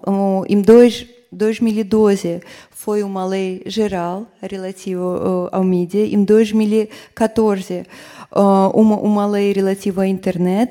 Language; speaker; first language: Portuguese; non-native, fluent; Russian